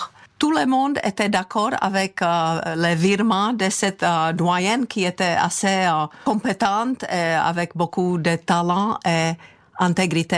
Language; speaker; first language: French; non-native, fluent; Czech